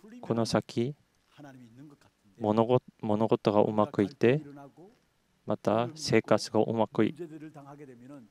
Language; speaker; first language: Japanese; non-native, fluent; Korean